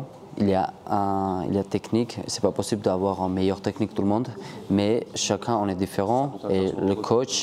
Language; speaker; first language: French; non-native, learner; Georgian